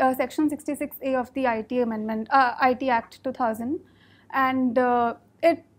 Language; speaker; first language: English; non-native, local second language; Hindi